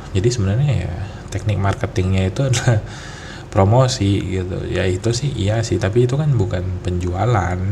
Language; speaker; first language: Indonesian; non-native, local second language; Malay